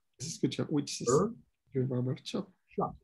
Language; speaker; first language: English; non-native, learner; Spanish